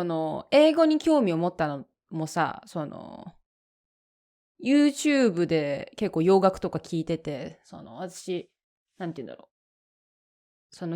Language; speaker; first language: Japanese; native; Japanese